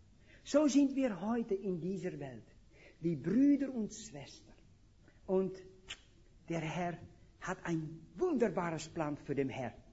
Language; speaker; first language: German; non-native, fluent; Dutch